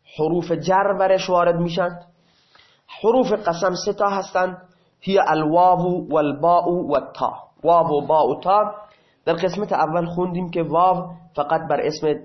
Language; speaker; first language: Persian; non-native, local second language; Baluchi